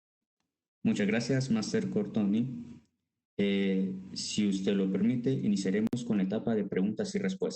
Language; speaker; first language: Spanish; native; Spanish